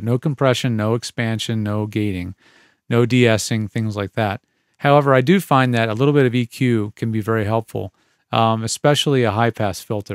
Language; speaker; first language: English; native; English